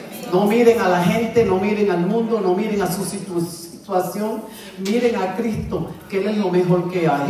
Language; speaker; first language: Spanish; native; Spanish